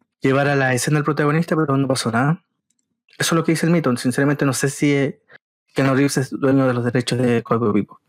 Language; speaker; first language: Spanish; native; Spanish